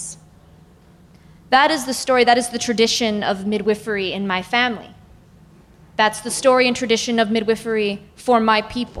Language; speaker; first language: English; native; English